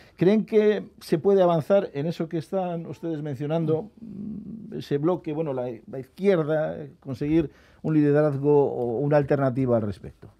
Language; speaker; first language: Spanish; native; Spanish